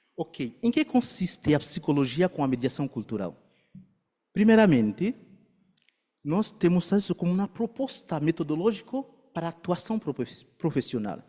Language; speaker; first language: Portuguese; non-native, fluent; Haitian Creole